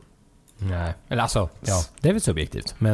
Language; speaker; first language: Swedish; native; Swedish